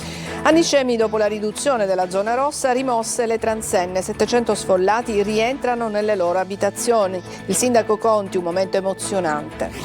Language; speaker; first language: Italian; native; Italian